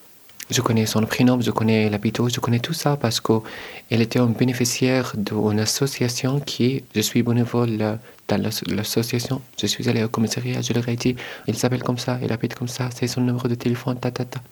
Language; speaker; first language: French; non-native, learner; Arabic